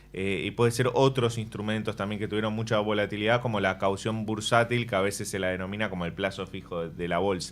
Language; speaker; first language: Spanish; native; Spanish